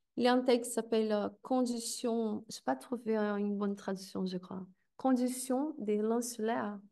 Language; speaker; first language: French; non-native, fluent; Portuguese